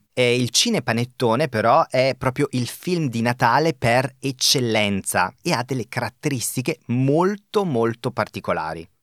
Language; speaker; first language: Italian; native; Italian